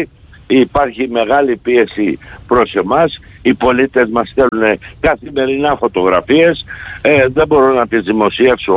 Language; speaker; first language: Greek; native; Greek